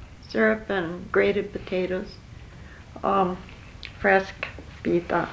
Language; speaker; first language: English; early bilingual, other home language; Norwegian